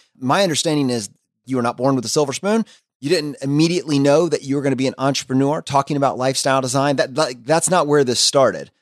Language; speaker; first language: English; native; English